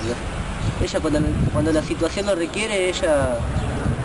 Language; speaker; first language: Spanish; native; Spanish